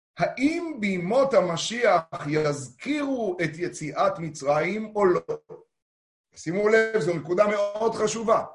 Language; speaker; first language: Hebrew; native; Hebrew